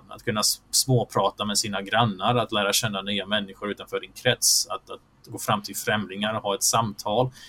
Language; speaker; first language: Swedish; early bilingual, other home language; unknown